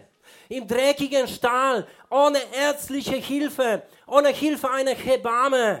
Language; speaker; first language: German; non-native, fluent; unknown